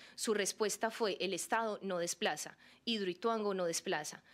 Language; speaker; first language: Spanish; native; Spanish